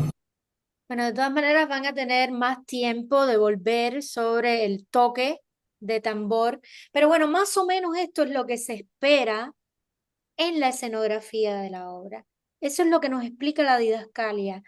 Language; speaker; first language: Spanish; native; Spanish